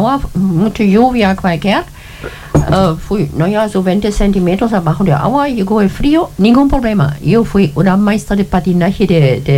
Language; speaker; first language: Spanish; non-native, learner; German